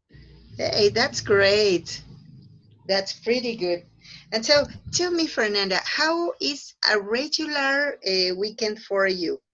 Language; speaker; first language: English; non-native, fluent; Spanish